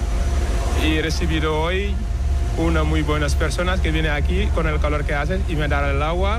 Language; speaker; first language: Spanish; non-native, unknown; Wolof